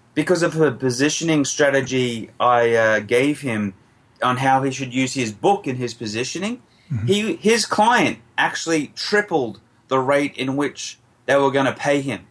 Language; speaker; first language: English; native; English